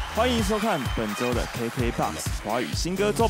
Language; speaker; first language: Chinese; native; Chinese